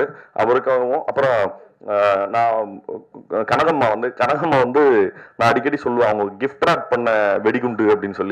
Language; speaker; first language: Tamil; native; Tamil